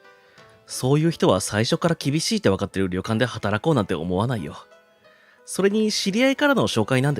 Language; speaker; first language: Japanese; native; Japanese